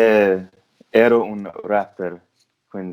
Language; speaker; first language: Italian; non-native, learner; English